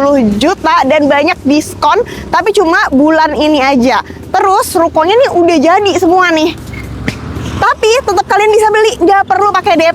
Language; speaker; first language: Indonesian; native; Indonesian